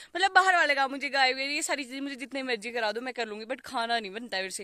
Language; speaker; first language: Hindi; native; Hindi